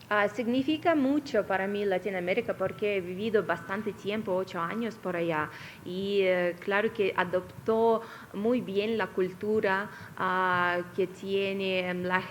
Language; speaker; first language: Spanish; non-native, fluent; Russian